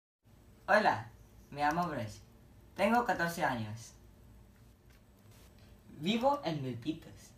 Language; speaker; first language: Spanish; non-native, learner; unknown